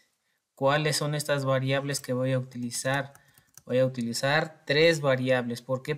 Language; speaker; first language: Spanish; native; Spanish